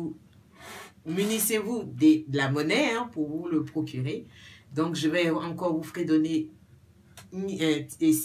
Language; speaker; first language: French; non-native, local second language; Baoulé